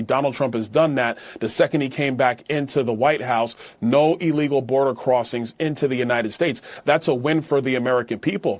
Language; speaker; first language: English; native; English